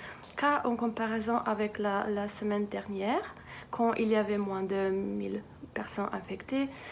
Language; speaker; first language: French; non-native, fluent; Serbian